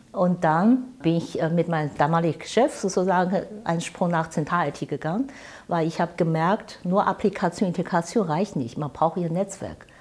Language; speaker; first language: German; non-native, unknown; Chinese